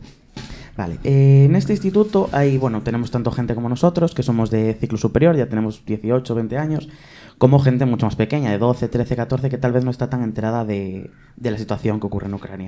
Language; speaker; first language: Spanish; native; Spanish